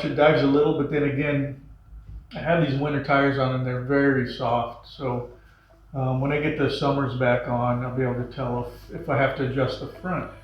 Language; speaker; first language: English; native; English